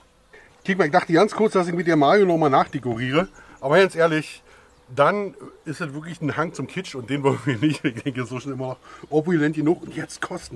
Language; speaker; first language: German; native; German